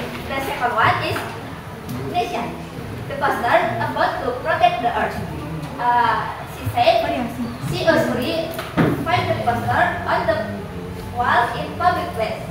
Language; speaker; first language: English; non-native, learner; Indonesian